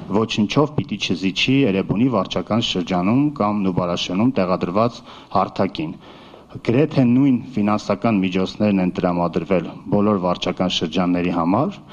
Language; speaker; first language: Armenian; native; Armenian